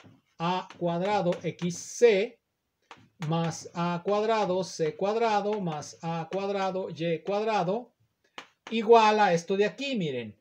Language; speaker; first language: Spanish; native; Spanish